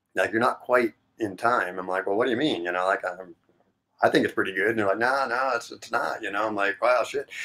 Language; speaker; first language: English; native; English